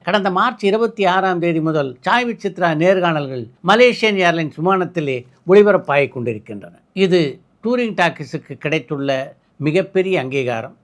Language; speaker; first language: Tamil; native; Tamil